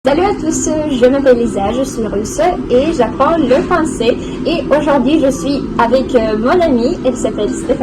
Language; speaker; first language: French; non-native, fluent; Russian